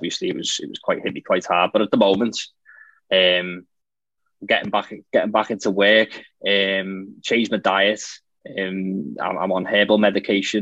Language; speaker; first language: English; native; English